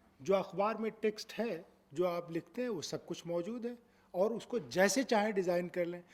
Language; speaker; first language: Urdu; native; Urdu